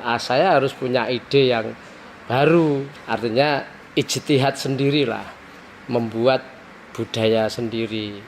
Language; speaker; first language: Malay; non-native, local second language; Javanese